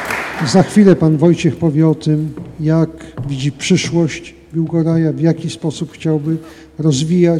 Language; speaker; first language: Polish; native; Polish